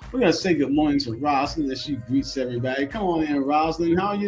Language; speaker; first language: English; native; English